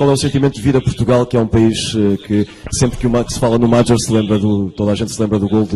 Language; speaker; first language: Portuguese; native; Portuguese